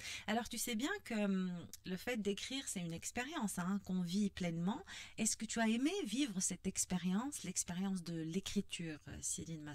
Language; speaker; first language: French; non-native, local second language; Arabic